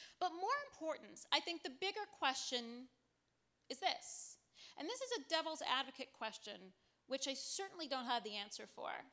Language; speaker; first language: English; native; English